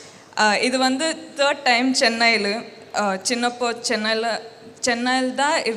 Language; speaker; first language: Tamil; non-native, local second language; Kannada